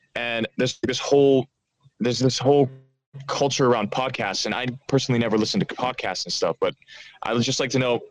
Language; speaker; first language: English; non-native, fluent; Dutch